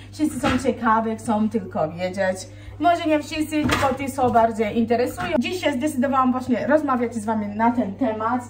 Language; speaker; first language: Polish; non-native, fluent; Swahili